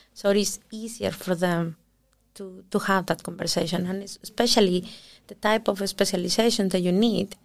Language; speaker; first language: English; early bilingual, other home language; Spanish